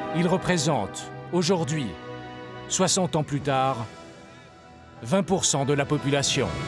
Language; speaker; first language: French; native; French